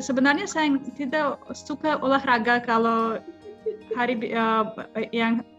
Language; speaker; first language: Indonesian; non-native, fluent; Russian